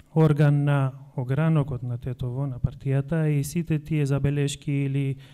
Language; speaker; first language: Macedonian; non-native, local second language; Albanian